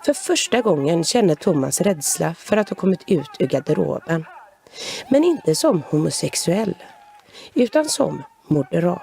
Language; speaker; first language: Swedish; native; Swedish